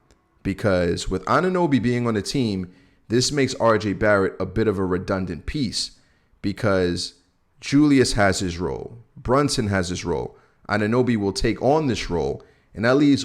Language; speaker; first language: English; native; English